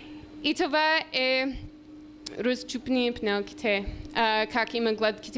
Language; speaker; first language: Bulgarian; non-native, learner; English